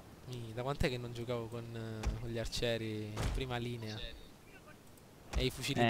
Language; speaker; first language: Italian; native; Italian